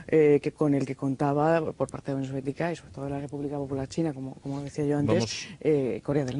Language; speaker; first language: Spanish; native; Spanish